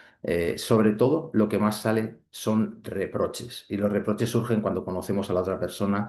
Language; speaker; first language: Spanish; native; Spanish